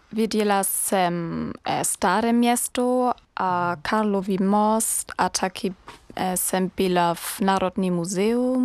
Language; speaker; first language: Czech; non-native, learner; German